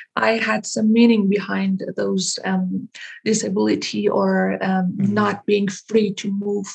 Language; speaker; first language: English; non-native, fluent; Persian